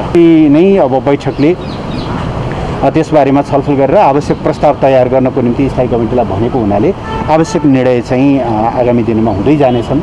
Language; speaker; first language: Nepali; native; Nepali